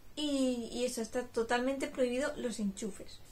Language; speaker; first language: Spanish; native; Spanish